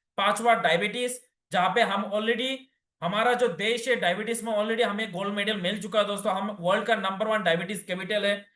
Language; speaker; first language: Hindi; non-native, local second language; Bangla